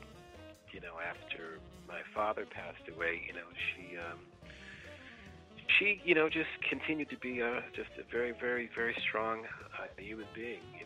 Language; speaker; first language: English; native; English